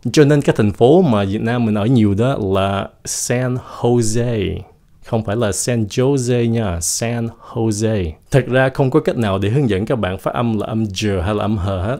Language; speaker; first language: Vietnamese; early bilingual, heritage; Vietnamese